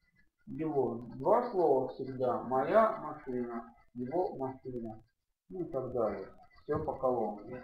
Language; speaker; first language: Russian; native; Russian